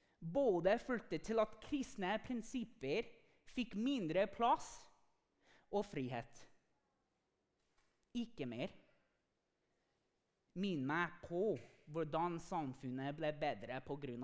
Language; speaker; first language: Norwegian; non-native, fluent; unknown